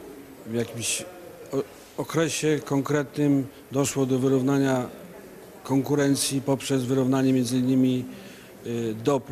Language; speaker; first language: Polish; native; Polish